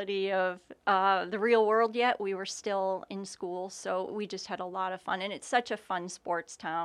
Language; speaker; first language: English; native; English